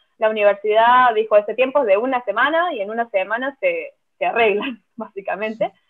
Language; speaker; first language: Spanish; native; Spanish